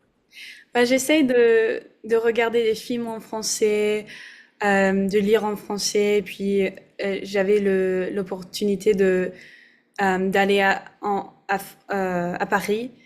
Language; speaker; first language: French; non-native, learner; English